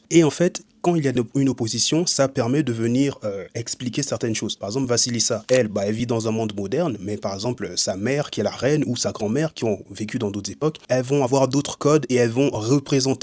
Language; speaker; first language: French; native; French